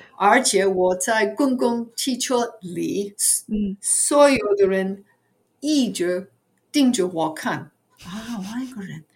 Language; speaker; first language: Chinese; non-native, fluent; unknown